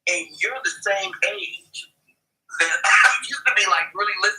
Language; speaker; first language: English; native; English